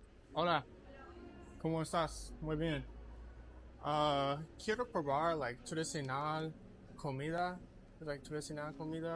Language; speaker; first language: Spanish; non-native, learner; English